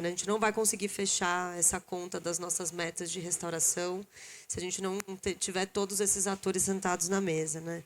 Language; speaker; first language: Portuguese; native; Portuguese